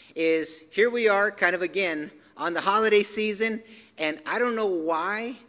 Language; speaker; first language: English; early bilingual, other home language; Spanish